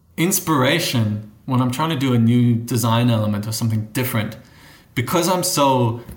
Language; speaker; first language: English; native; English